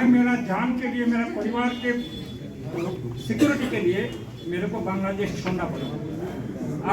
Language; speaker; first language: Hindi; non-native, learner; Bangla